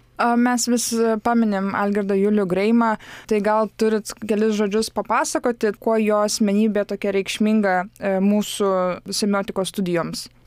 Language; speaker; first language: Lithuanian; native; Lithuanian